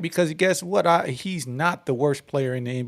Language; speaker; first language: English; native; English